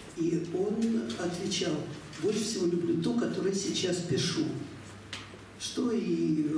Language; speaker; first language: Russian; native; Russian